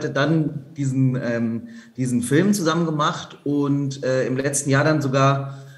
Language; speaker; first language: German; native; German